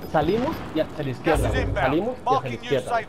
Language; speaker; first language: Spanish; native; Spanish